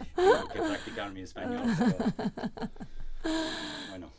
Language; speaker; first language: Spanish; non-native, learner; English